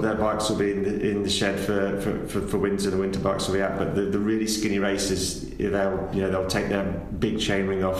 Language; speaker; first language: English; native; English